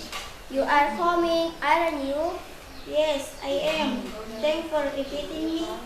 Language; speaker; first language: English; non-native, learner; Indonesian